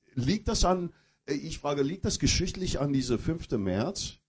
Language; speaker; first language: German; non-native, fluent; English